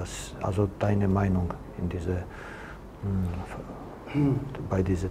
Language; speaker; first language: German; non-native, learner; Georgian